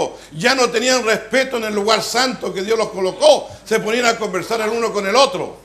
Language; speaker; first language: Spanish; native; Spanish